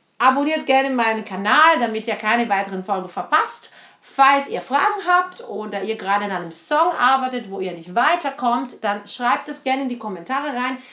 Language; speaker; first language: German; non-native, fluent; Italian